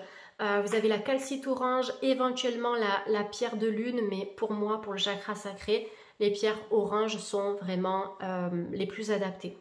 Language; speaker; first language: French; native; French